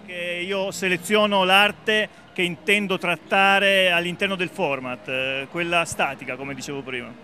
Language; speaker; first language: Italian; native; Italian